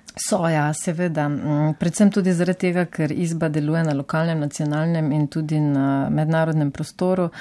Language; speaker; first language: Slovenian; native; Slovenian